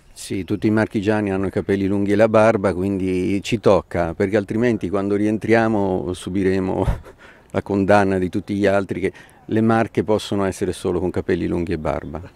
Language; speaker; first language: Italian; native; Italian